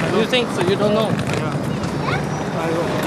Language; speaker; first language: English; non-native, fluent; Norwegian